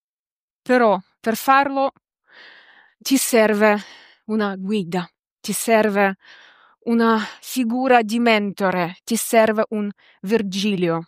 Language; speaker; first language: Italian; non-native, fluent; Ukrainian